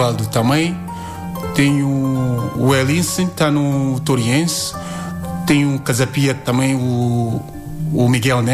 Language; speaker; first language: Portuguese; non-native, learner; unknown